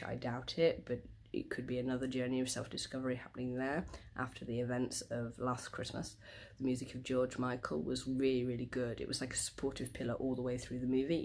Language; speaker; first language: English; native; English